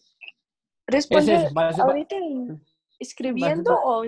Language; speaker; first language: Spanish; non-native, learner; English